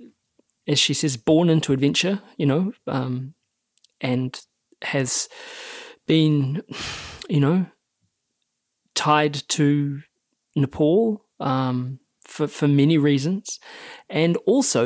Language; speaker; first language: English; native; English